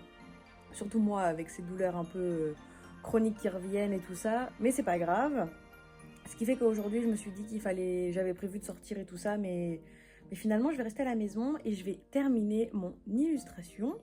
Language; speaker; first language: French; native; French